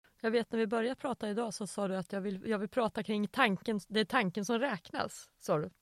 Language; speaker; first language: Swedish; native; Swedish